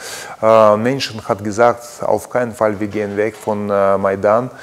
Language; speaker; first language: German; non-native, learner; Russian